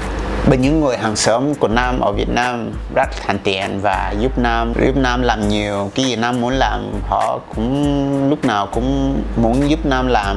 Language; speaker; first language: Vietnamese; non-native, fluent; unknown